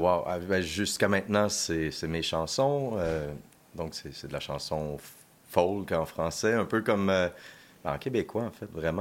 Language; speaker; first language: French; native; French